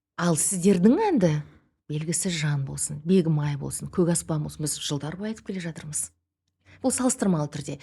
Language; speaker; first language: Kazakh; native; Kazakh